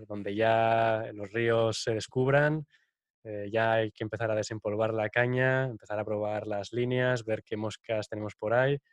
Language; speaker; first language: Spanish; native; Spanish